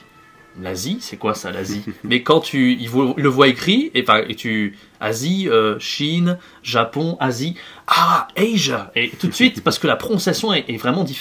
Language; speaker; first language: French; native; French